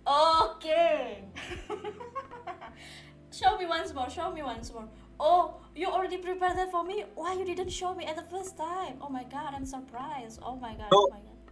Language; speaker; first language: English; non-native, learner; Indonesian